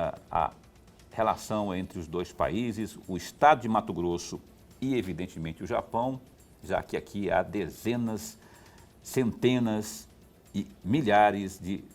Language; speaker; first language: Portuguese; native; Portuguese